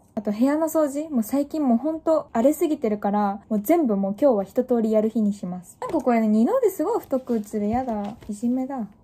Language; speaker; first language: Japanese; native; Japanese